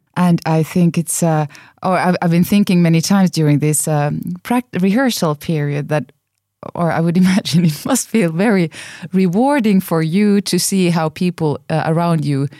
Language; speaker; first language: English; non-native, fluent; Finnish